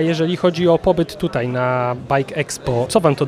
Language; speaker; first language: Polish; native; Polish